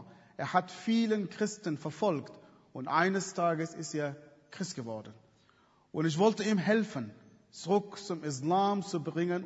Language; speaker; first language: German; non-native, fluent; Arabic